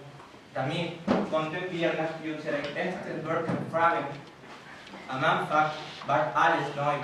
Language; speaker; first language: German; non-native, learner; Spanish